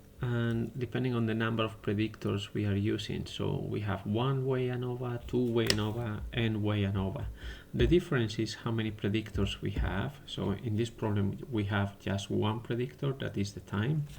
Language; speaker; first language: English; non-native, fluent; Spanish